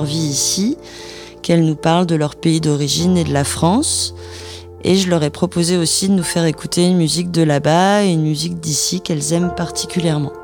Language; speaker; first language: French; native; French